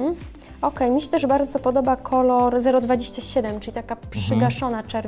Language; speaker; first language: Polish; native; Polish